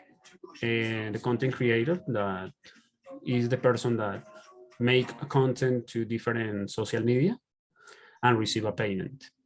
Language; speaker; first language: English; non-native, learner; Spanish